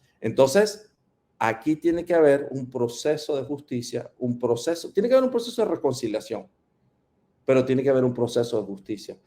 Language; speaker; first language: Spanish; native; Spanish